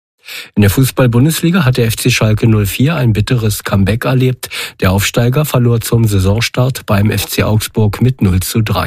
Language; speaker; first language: German; native; German